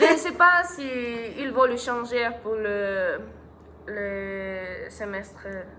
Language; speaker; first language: French; non-native, learner; Spanish